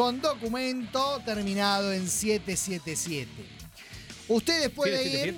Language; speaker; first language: Spanish; native; Spanish